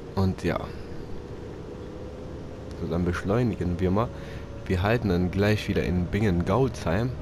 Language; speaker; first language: German; native; German